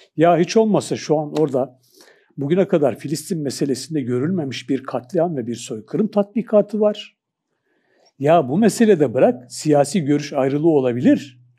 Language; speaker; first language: Turkish; native; Turkish